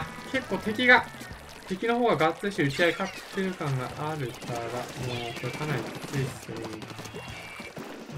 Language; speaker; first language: Japanese; native; Japanese